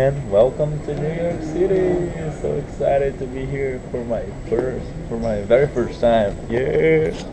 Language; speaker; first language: English; non-native, learner; Portuguese